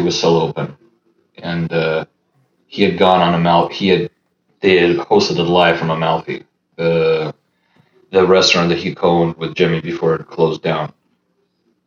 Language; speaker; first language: English; early bilingual, other home language; Russian